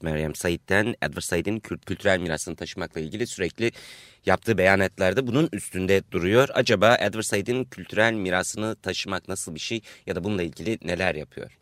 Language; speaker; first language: Turkish; native; Turkish